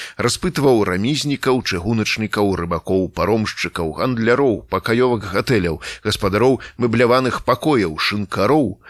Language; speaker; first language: Belarusian; native; Belarusian